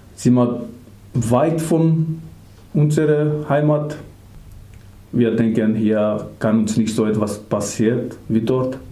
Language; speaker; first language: German; non-native, learner; Macedonian